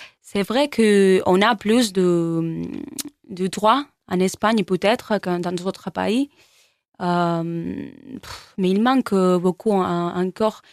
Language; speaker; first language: French; non-native, learner; Spanish